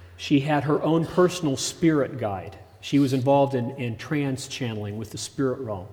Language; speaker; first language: English; early bilingual, other home language; German